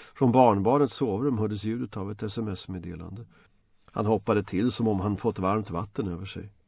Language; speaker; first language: Swedish; non-native, fluent; Bosnian